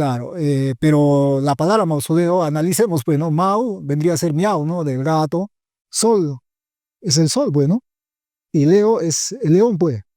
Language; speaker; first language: Spanish; native; Spanish